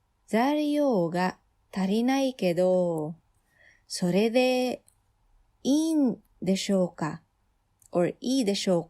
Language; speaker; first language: Japanese; non-native, fluent; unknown